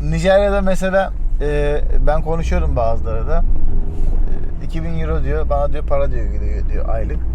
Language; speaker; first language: Turkish; native; Turkish